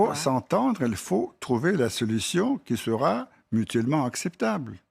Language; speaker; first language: French; non-native, fluent; Russian